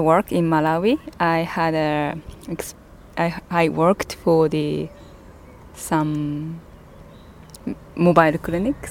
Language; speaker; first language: English; non-native, fluent; Japanese